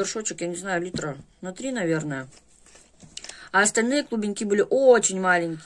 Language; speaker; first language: Russian; native; Russian